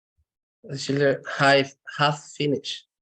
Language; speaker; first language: English; non-native, learner; Spanish